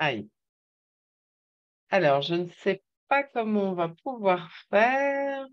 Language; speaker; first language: French; native; French